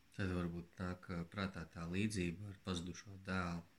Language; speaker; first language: Latvian; native; Latvian